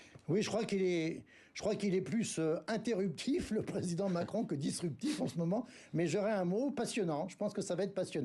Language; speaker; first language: French; native; French